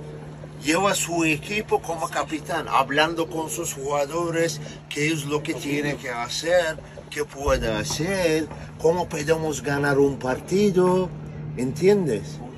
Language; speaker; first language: Spanish; non-native, fluent; Turkish